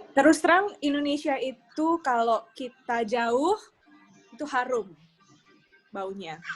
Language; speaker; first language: Indonesian; native; Indonesian